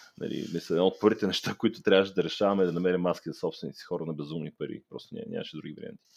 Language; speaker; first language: Bulgarian; native; Bulgarian